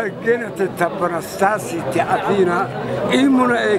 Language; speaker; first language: Greek; non-native, learner; Somali